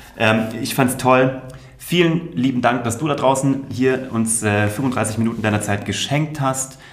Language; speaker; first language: German; native; German